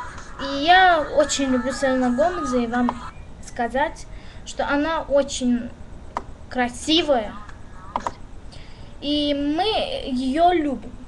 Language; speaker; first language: Russian; non-native, learner; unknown